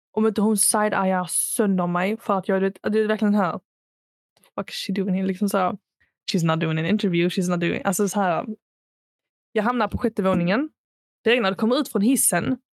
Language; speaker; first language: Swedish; early bilingual, other home language; Arabic